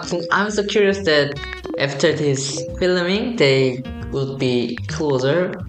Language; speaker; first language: English; non-native, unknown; Korean